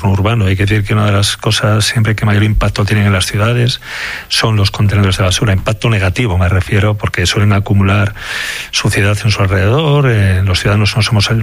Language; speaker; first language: Spanish; native; Spanish